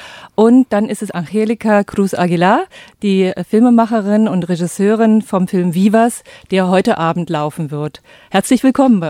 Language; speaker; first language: German; native; German